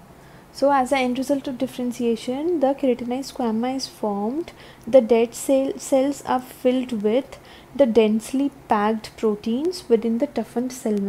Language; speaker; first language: English; non-native, local second language; Hindi